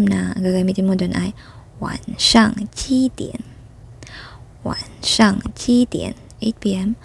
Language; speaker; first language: Chinese; non-native, fluent; Filipino